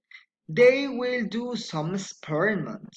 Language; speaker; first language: English; non-native, fluent; Spanish